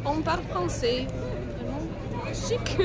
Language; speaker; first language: French; non-native, learner; Spanish